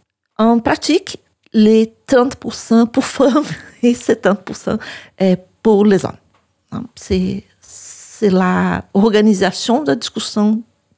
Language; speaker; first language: French; non-native, learner; Portuguese